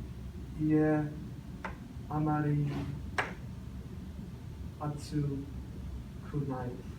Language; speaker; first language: Japanese; non-native, learner; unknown